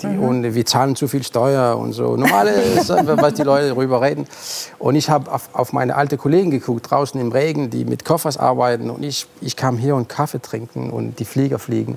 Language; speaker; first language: German; non-native, fluent; Arabic